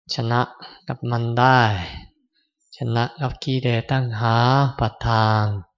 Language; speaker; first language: Thai; non-native, fluent; Japanese